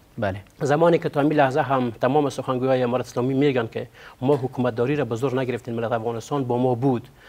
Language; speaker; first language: Persian; non-native, local second language; Pashto